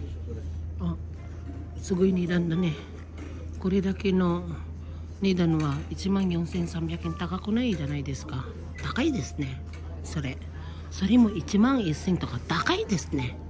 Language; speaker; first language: Japanese; non-native, fluent; Filipino